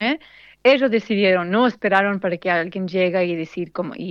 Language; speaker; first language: Spanish; early bilingual, heritage; Spanish